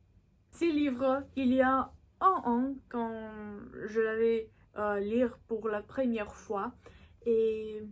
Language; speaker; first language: French; non-native, learner; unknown